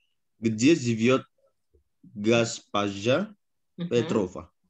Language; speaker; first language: Russian; non-native, learner; Indonesian